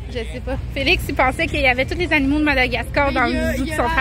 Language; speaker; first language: French; native; French